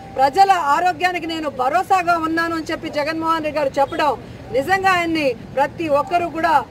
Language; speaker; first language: Telugu; native; Telugu